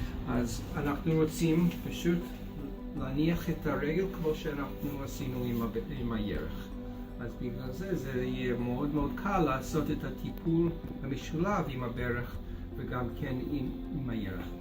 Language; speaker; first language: Hebrew; non-native, fluent; English